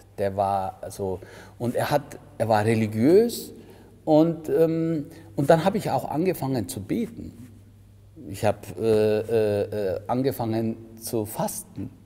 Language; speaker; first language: German; early bilingual, other home language; Turkish